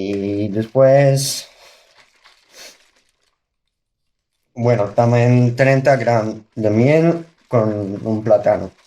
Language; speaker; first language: Spanish; non-native, learner; Dutch